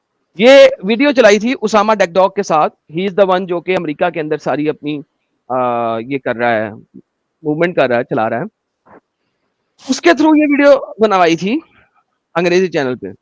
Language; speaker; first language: Hindi; native; Hindi